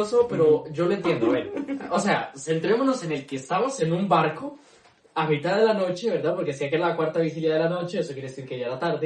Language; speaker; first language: Spanish; native; Spanish